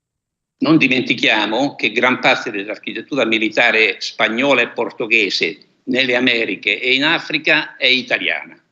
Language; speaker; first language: Italian; native; Italian